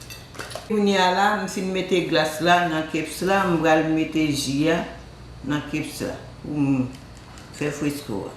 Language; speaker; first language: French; non-native, local second language; Haitian Creole